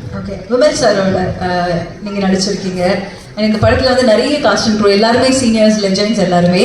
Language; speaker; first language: Tamil; native; Tamil